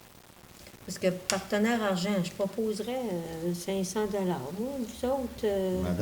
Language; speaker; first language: French; native; French